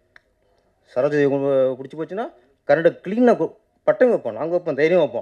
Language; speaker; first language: Tamil; native; Tamil